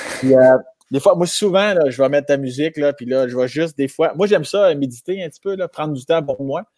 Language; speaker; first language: French; native; French